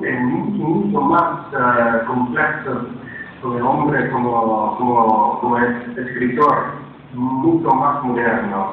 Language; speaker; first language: Spanish; non-native, learner; English